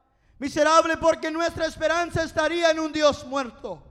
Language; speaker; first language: Spanish; non-native, fluent; English